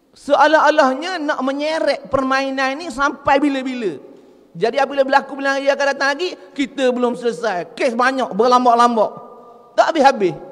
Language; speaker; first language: Malay; native; Malay